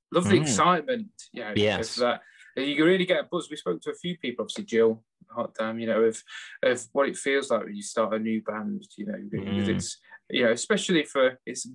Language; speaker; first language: English; native; English